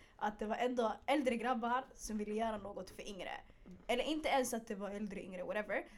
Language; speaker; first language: Swedish; early bilingual, other home language; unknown